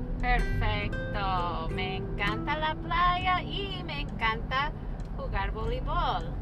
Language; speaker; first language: Spanish; non-native, fluent; English